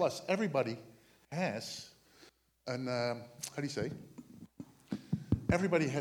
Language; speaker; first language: English; non-native, fluent; Dutch